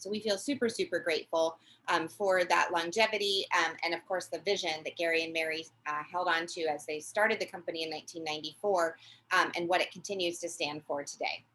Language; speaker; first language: English; native; English